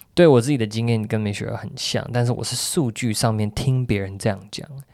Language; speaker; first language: Chinese; native; Chinese